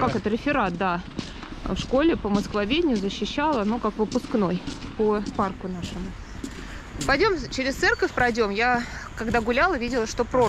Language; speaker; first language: Russian; native; Russian